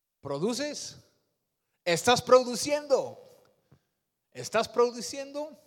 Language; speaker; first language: Spanish; non-native, fluent; Dutch